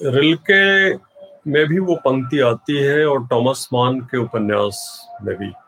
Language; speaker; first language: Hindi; non-native, local second language; Bhojpuri